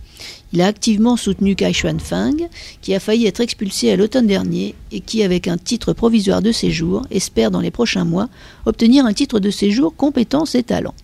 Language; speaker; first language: French; native; French